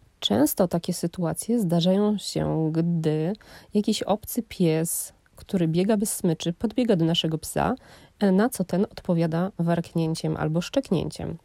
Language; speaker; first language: Polish; native; Polish